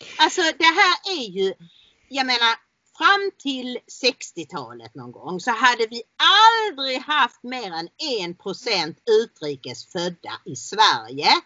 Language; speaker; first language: Swedish; native; Swedish